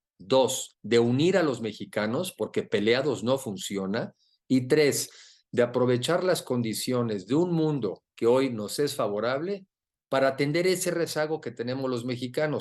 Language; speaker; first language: Spanish; native; Spanish